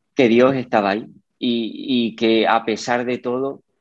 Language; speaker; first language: Spanish; native; Spanish